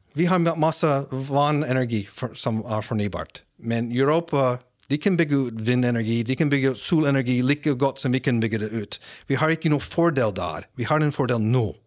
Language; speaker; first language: Norwegian; non-native, fluent; English